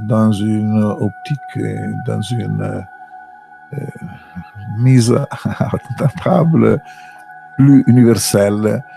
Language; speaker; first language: French; non-native, fluent; Italian